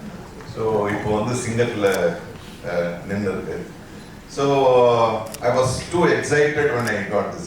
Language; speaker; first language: Tamil; native; Tamil